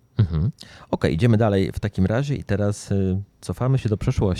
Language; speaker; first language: Polish; native; Polish